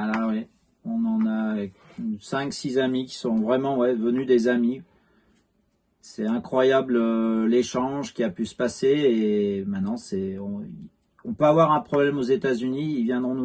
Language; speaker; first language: French; native; French